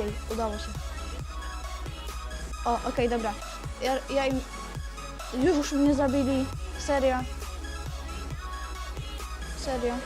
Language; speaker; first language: Polish; native; Polish